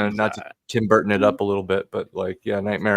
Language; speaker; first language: English; native; English